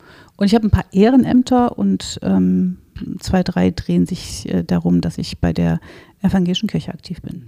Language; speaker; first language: German; native; German